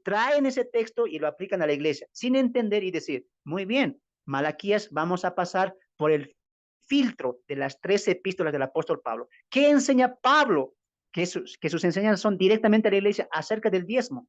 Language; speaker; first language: Spanish; native; Spanish